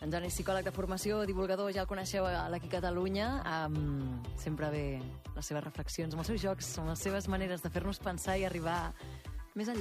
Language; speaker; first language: Catalan; native; Catalan